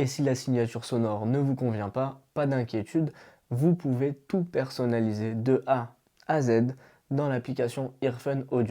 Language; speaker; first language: French; native; French